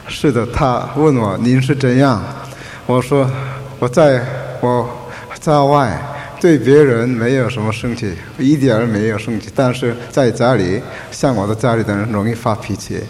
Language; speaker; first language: Chinese; non-native, fluent; Korean